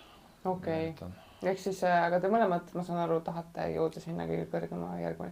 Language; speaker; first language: Estonian; native; Estonian